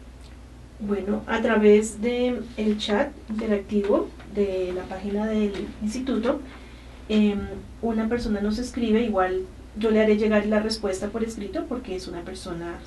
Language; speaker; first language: Spanish; native; Spanish